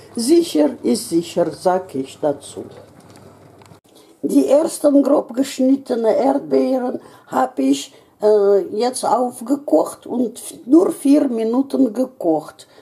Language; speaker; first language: German; non-native, fluent; Russian